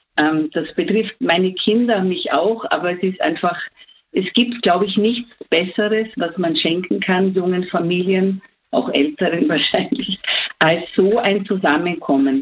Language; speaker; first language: German; native; German